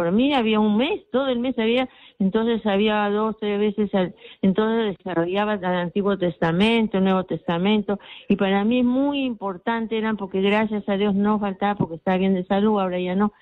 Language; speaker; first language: Spanish; native; Spanish